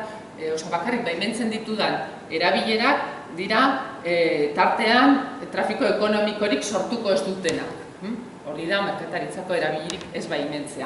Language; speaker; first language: Basque; native; Basque